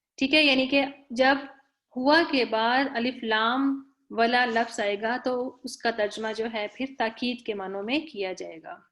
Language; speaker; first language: Urdu; native; Urdu